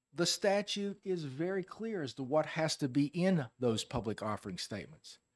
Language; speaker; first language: English; native; English